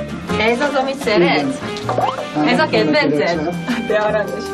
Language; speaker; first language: Hungarian; non-native, learner; Korean